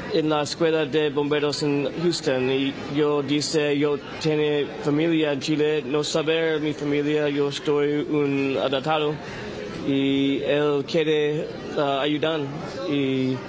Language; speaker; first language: Spanish; non-native, learner; English